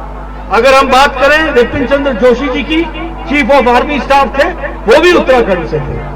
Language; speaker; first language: Hindi; native; Hindi